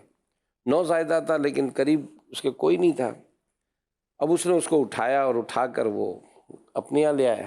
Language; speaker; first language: Urdu; native; Urdu